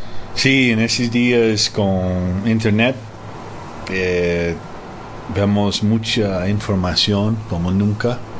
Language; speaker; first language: Spanish; non-native, fluent; English